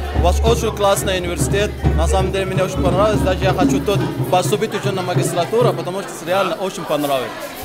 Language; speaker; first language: Russian; non-native, fluent; Arabic